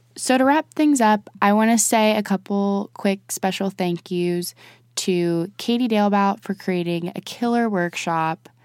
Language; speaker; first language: English; native; English